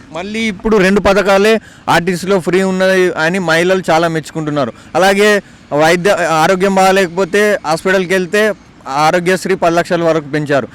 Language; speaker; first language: Telugu; native; Telugu